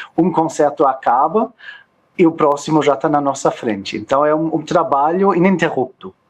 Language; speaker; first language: Portuguese; non-native, fluent; German